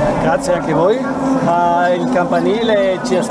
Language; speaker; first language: Italian; non-native, local second language; German